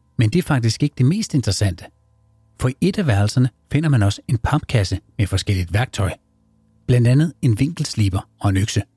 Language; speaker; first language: Danish; native; Danish